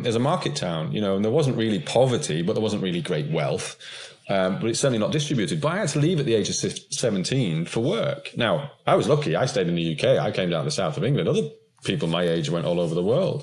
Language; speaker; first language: English; native; English